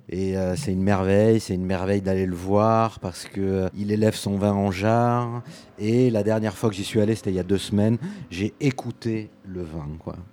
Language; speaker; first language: French; native; French